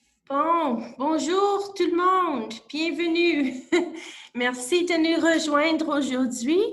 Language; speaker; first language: French; non-native, local second language; English